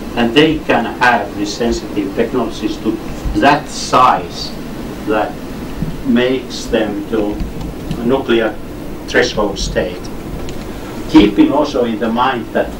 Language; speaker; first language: English; non-native, fluent; Finnish